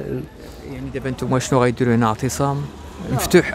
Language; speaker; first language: Arabic; native; Arabic